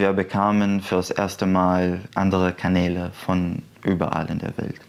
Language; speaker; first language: German; non-native, fluent; Arabic